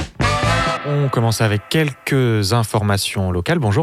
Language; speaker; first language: French; native; French